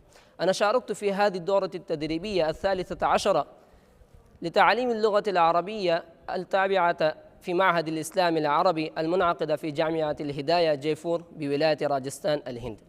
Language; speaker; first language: Arabic; non-native, learner; Urdu